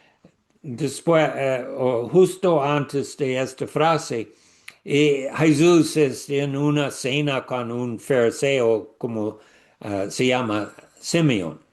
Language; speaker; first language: Spanish; non-native, learner; English